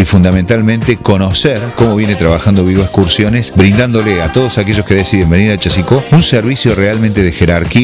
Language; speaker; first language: Spanish; native; Spanish